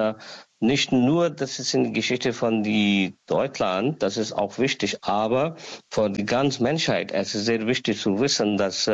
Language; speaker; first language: German; non-native, learner; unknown